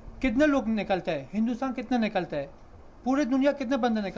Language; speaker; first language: Hindi; non-native, learner; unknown